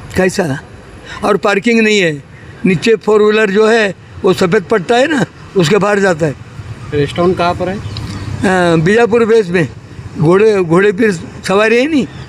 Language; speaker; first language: Hindi; native; Hindi